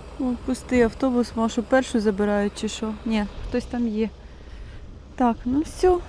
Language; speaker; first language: Ukrainian; native; Ukrainian